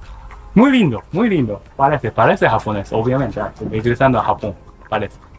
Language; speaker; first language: Spanish; non-native, learner; Japanese